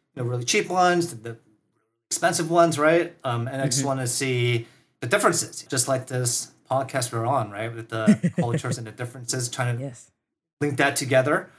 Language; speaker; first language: English; early bilingual, other home language; Korean